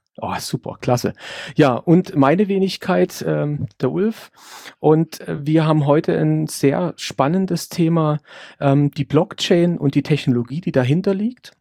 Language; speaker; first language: German; native; German